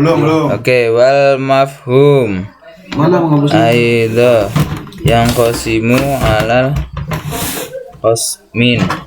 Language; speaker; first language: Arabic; non-native, learner; Indonesian